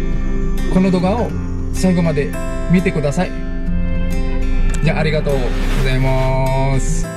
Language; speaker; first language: Japanese; non-native, fluent; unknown